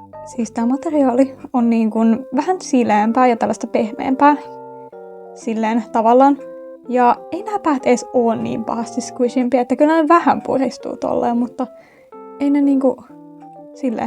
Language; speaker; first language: Finnish; native; Finnish